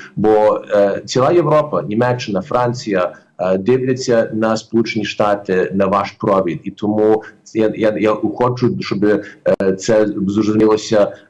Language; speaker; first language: Ukrainian; early bilingual, heritage; Ukrainian